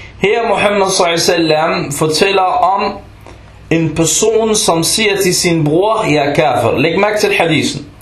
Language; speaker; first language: Danish; non-native, fluent; Arabic